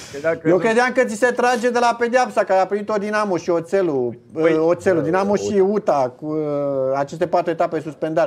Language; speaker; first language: Romanian; native; Romanian